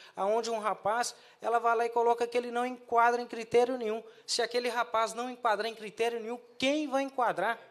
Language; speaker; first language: Portuguese; native; Portuguese